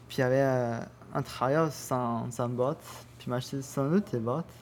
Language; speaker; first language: French; non-native, learner; Spanish